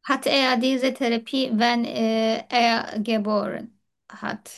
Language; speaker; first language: German; non-native, learner; Turkish